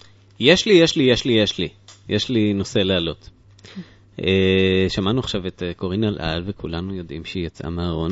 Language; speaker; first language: Hebrew; native; Hebrew